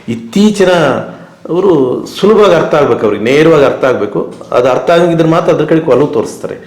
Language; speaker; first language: Kannada; native; Kannada